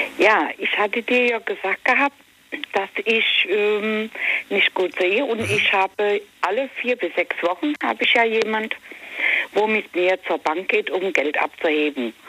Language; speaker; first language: German; native; German